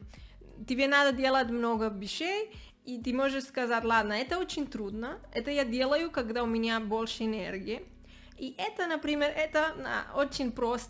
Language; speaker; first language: Russian; non-native, learner; Spanish